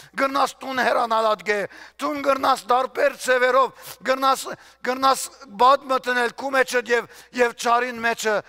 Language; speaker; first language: Armenian; early bilingual, heritage; Armenian